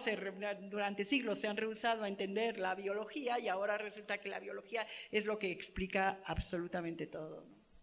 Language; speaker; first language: Spanish; native; Spanish